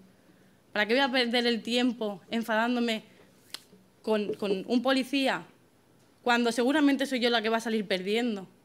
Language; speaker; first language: Spanish; native; Spanish